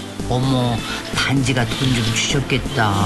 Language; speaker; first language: Korean; native; Korean